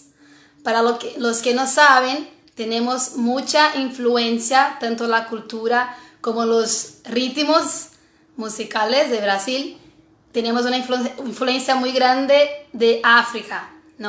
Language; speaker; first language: Spanish; non-native, fluent; Portuguese